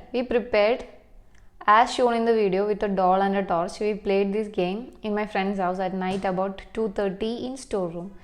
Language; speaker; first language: English; non-native, local second language; Malayalam